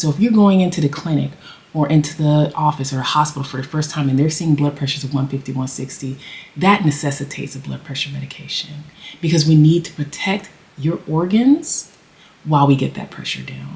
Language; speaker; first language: English; native; English